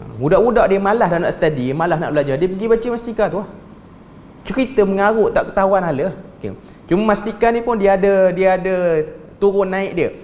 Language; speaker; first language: Malay; native; Malay